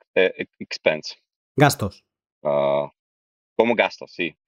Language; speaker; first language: Spanish; non-native, learner; Slovak